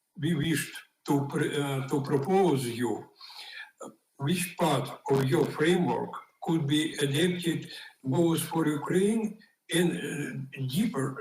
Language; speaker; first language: English; non-native, fluent; Ukrainian